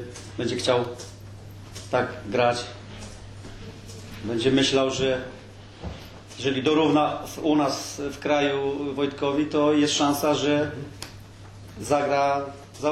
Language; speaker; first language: Polish; native; Polish